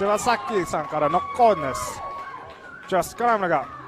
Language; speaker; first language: Japanese; non-native, learner; English